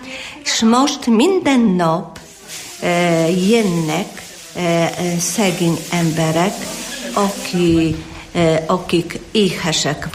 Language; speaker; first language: Hungarian; non-native, learner; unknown